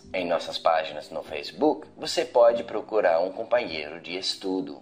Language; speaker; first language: Portuguese; non-native, fluent; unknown